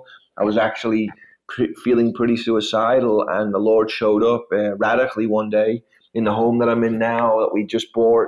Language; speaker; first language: English; native; English